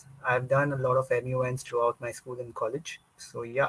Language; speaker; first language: English; non-native, local second language; Bangla